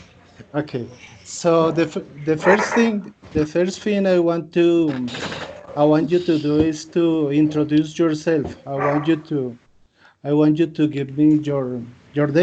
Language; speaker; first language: English; non-native, fluent; Spanish